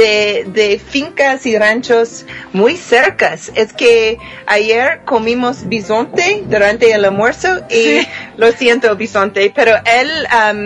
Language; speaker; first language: Spanish; non-native, fluent; English